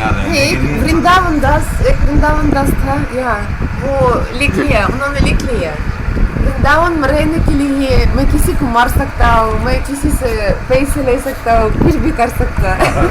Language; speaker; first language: Hindi; non-native, fluent; Russian